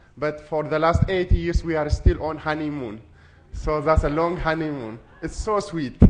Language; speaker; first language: English; non-native, fluent; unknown